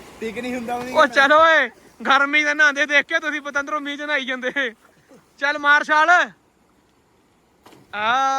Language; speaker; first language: Punjabi; native; Punjabi